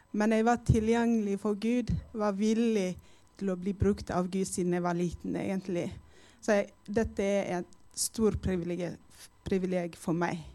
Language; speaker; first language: Norwegian; non-native, fluent; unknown